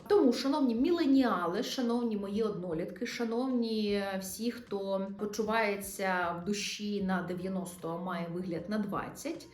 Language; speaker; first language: Ukrainian; non-native, local second language; Russian